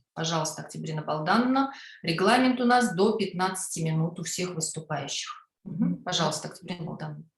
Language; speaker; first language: Russian; native; Russian